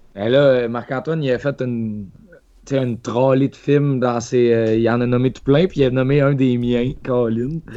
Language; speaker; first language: French; native; French